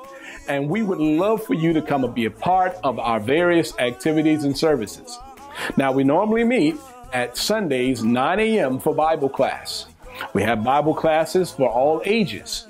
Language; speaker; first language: English; native; English